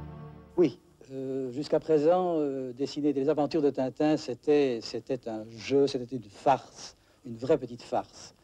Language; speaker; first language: French; native; French